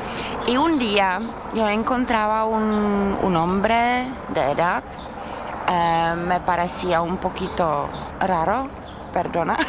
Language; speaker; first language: Spanish; non-native, learner; Czech